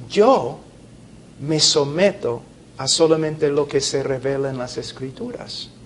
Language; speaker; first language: Spanish; non-native, fluent; English